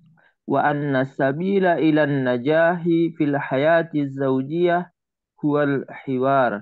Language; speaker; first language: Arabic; non-native, learner; Indonesian